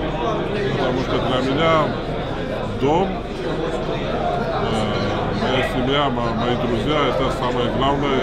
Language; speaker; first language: Russian; non-native, fluent; Georgian